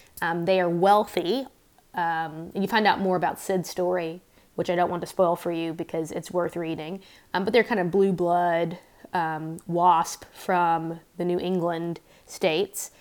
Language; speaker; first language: English; native; English